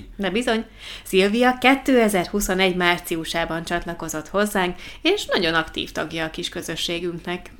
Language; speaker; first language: Hungarian; non-native, fluent; Italian